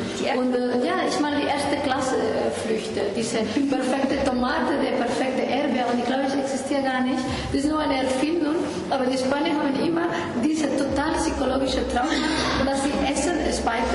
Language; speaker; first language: German; non-native, fluent; Spanish